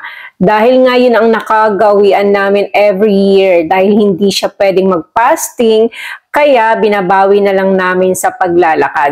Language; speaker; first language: Filipino; native; Filipino